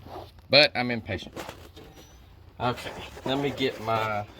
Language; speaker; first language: English; native; English